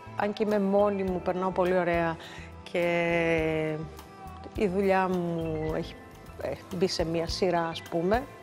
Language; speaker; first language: Greek; native; Greek